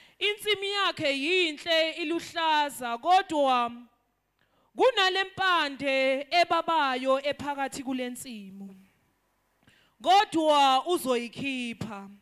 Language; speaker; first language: Zulu; native; Zulu